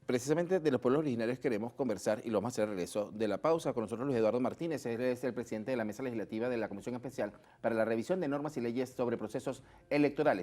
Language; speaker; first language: Spanish; native; Spanish